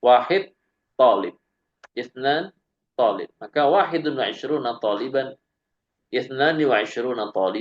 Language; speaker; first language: Arabic; non-native, fluent; Indonesian